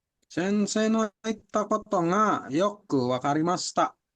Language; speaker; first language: Japanese; non-native, learner; Indonesian